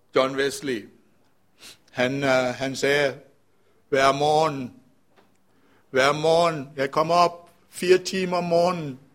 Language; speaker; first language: Danish; non-native, fluent; Sinhala